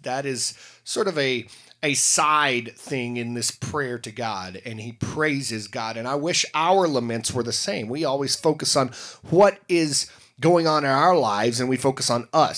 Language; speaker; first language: English; native; English